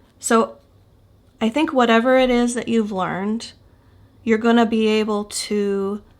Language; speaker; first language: English; native; English